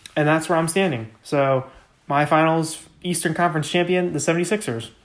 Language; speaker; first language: English; native; English